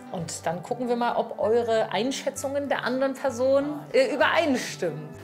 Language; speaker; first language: German; native; German